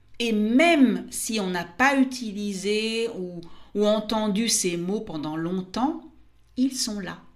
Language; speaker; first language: French; native; French